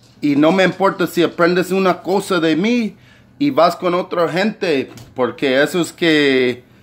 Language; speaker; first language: Spanish; early bilingual, heritage; Spanish